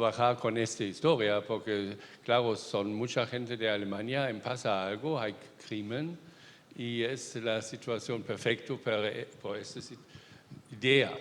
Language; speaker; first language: Spanish; non-native, fluent; German